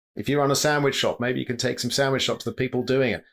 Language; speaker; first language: English; native; English